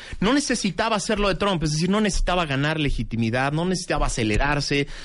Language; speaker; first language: Spanish; native; Spanish